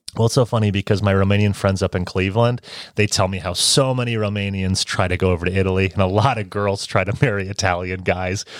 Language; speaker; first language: English; early bilingual, other home language; Romanian